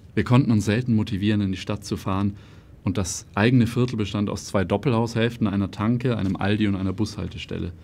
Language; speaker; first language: German; native; German